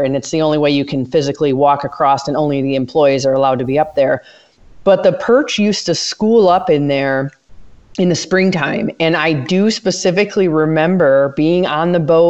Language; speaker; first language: English; native; English